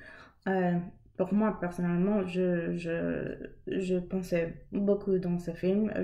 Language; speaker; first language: French; non-native, learner; English